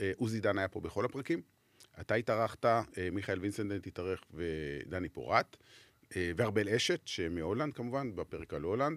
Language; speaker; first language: Hebrew; native; Hebrew